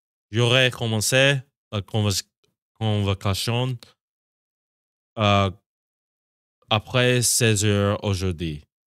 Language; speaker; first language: French; non-native, learner; English